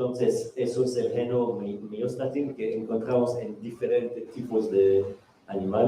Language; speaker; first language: Spanish; non-native, fluent; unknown